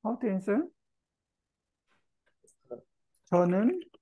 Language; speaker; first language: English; non-native, learner; Korean